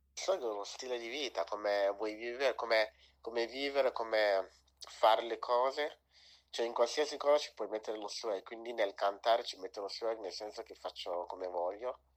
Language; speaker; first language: Italian; early bilingual, other home language; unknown